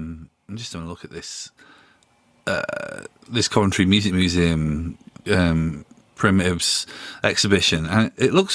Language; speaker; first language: English; native; English